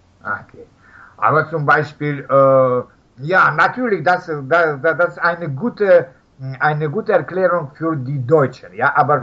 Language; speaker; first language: German; non-native, fluent; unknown